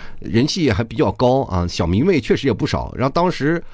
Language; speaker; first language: Chinese; native; Chinese